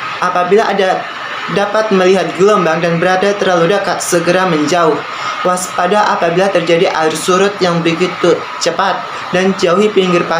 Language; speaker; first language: Indonesian; native; Indonesian